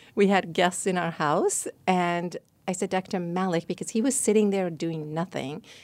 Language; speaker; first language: English; non-native, fluent; Persian